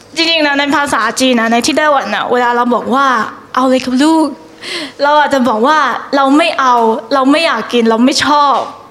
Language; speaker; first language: Thai; non-native, fluent; Chinese